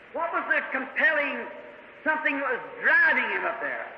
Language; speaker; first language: English; native; English